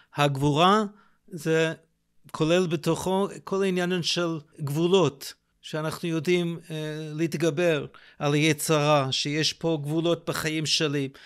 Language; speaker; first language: Hebrew; non-native, fluent; English